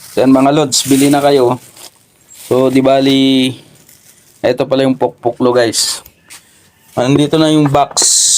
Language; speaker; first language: Filipino; native; Filipino